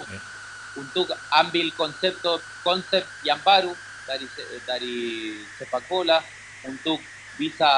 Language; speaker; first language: Indonesian; non-native, learner; Spanish